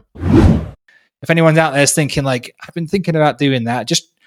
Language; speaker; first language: English; native; English